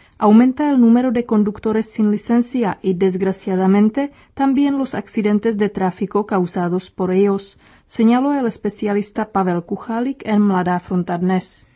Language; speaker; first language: Spanish; non-native, fluent; Czech